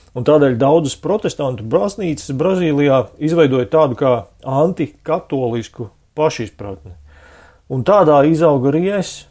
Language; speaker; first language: Latvian; native; Latvian